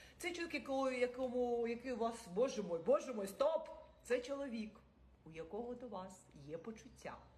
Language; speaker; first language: Ukrainian; non-native, local second language; Russian